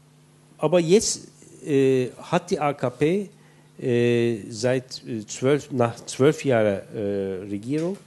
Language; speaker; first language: German; non-native, fluent; Turkish